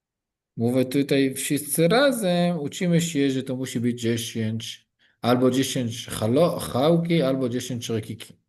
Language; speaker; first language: Polish; non-native, learner; Hebrew